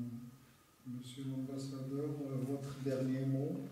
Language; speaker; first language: French; non-native, local second language; Arabic